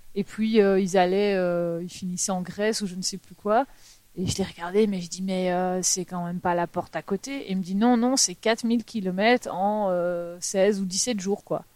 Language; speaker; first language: French; native; French